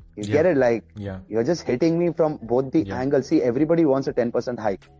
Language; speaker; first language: English; early bilingual, other home language; Arabic